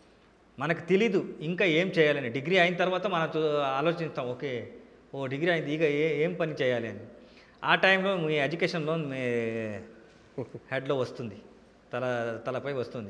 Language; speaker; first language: Telugu; non-native, learner; Kannada